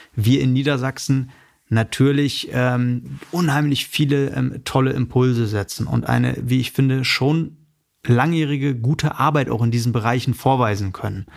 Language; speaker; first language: German; native; German